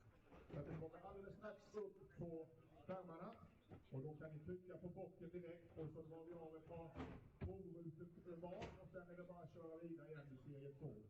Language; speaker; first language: Swedish; native; Swedish